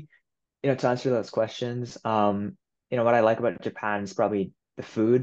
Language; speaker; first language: English; non-native, fluent; Japanese